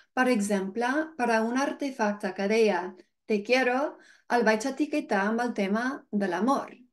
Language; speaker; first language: Catalan; non-native, fluent; English